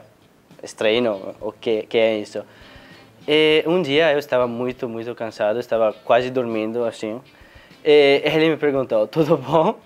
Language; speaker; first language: Portuguese; non-native, fluent; Italian